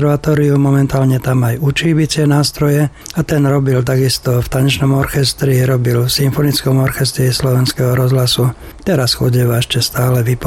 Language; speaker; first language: Slovak; native; Slovak